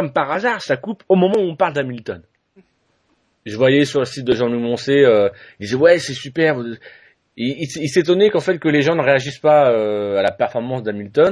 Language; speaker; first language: French; native; French